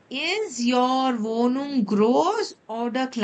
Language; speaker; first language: German; non-native, learner; Tamil